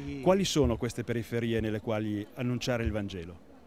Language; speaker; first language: Italian; native; Italian